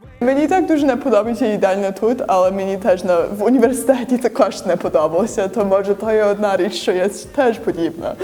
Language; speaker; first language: Ukrainian; early bilingual, heritage; Ukrainian